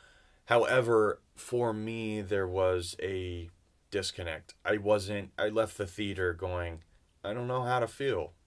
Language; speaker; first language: English; native; English